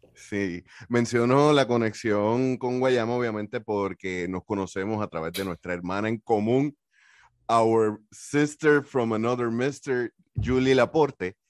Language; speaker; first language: Spanish; native; Spanish